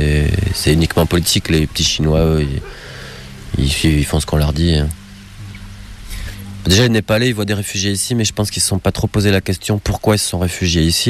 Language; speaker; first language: French; native; French